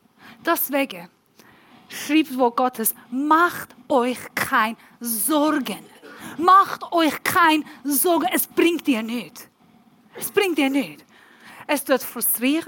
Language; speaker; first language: German; non-native, learner; Persian